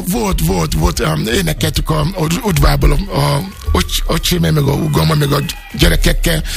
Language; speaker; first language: Hungarian; non-native, fluent; Yoruba